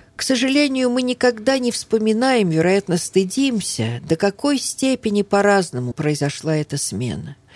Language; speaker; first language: Russian; early bilingual, heritage; Russian